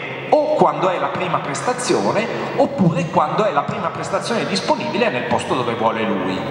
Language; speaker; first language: Italian; native; Italian